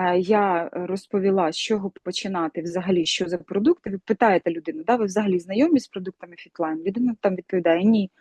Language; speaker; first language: Ukrainian; non-native, local second language; Russian